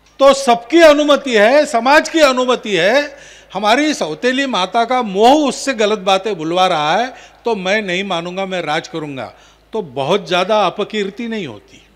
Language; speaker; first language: Hindi; non-native, local second language; Marathi